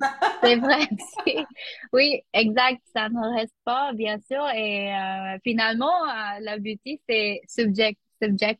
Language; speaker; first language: French; non-native, learner; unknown